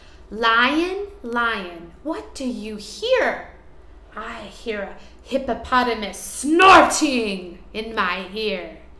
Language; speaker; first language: English; native; English